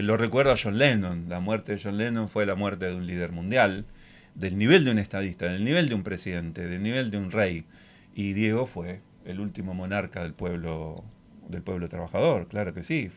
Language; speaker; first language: Spanish; native; Spanish